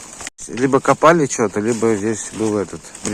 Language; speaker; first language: Russian; native; Russian